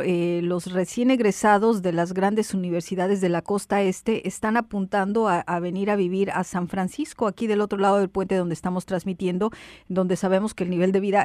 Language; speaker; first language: Spanish; native; Spanish